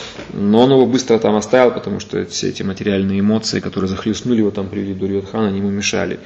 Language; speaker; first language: Russian; native; Russian